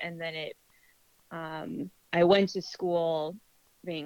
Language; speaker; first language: English; native; English